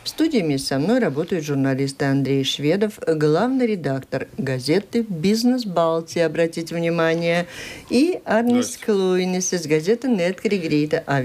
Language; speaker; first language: Russian; native; Russian